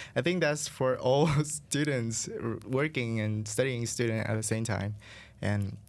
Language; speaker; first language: English; non-native, fluent; Vietnamese